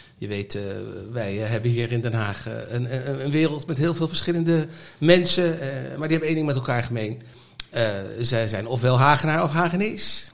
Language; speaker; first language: Dutch; native; Dutch